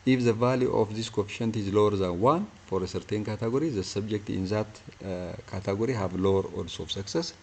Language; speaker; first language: English; non-native, local second language; Amharic